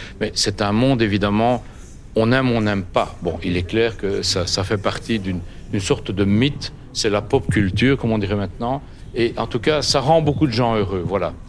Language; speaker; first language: French; native; French